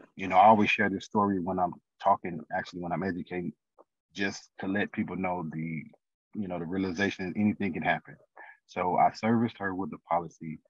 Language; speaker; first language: English; native; English